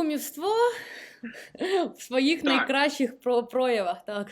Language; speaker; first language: Ukrainian; native; Ukrainian